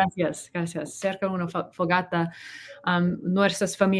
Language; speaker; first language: Spanish; non-native, learner; English